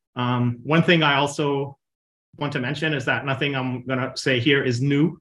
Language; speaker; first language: English; non-native, local second language; Punjabi